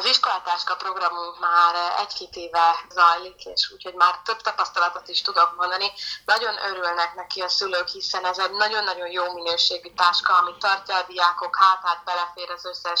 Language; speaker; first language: Hungarian; native; Hungarian